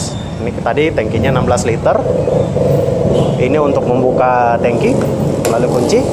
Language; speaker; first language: Indonesian; native; Indonesian